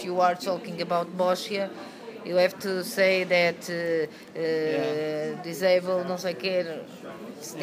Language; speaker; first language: English; non-native, learner; Portuguese